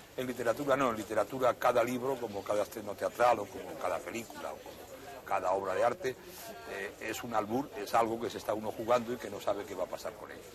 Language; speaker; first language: Spanish; native; Spanish